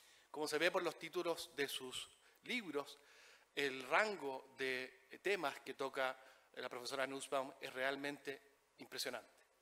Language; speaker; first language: Spanish; native; Spanish